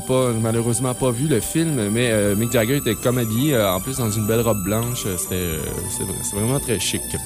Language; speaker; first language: French; native; French